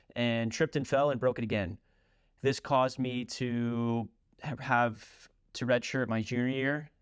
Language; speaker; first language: English; native; English